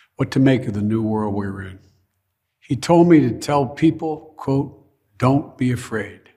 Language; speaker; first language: English; native; English